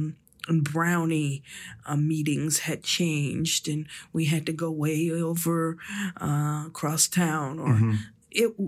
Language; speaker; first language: English; native; English